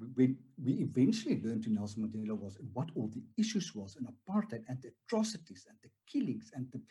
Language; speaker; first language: English; non-native, local second language; Afrikaans